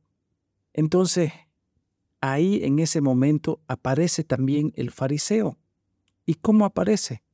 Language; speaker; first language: Spanish; native; Spanish